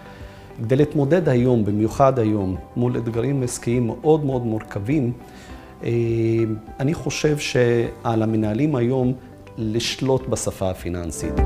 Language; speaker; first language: Hebrew; native; Hebrew